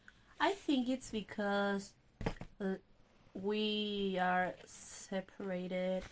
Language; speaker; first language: English; non-native, learner; Spanish